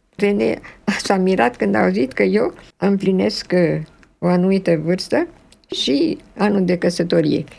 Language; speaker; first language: Romanian; early bilingual, other home language; French